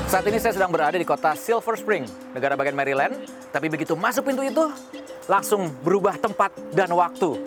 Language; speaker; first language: Indonesian; native; Indonesian